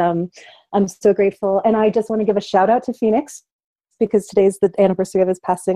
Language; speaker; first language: English; native; English